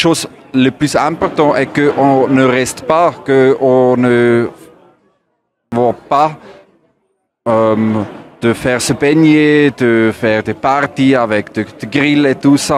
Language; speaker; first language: French; non-native, learner; German